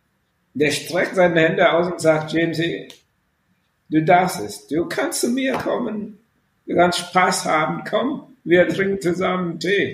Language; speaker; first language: German; non-native, fluent; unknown